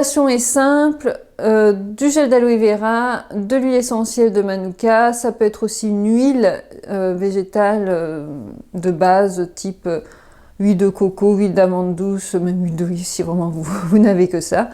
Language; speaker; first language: French; native; French